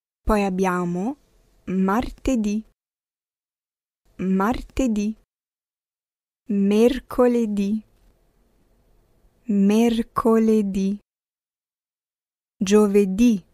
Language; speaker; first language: Italian; non-native, fluent; Arabic